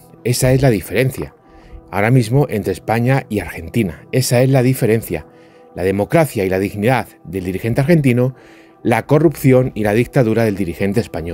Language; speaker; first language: Spanish; native; Spanish